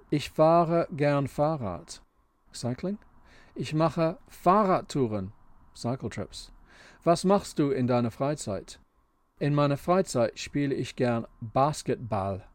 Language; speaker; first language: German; non-native, fluent; English